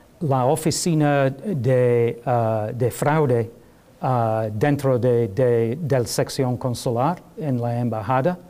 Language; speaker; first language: Spanish; non-native, learner; English